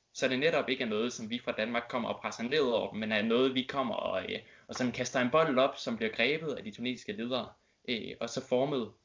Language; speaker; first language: Danish; native; Danish